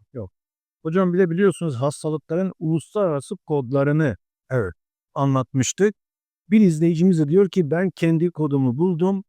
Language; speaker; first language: Turkish; native; Turkish